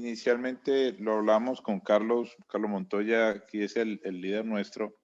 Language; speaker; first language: Spanish; native; Spanish